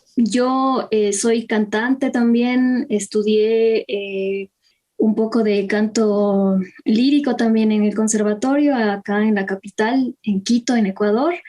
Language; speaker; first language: Spanish; non-native, local second language; Quechua